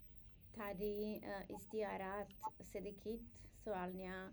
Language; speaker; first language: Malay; non-native, learner; English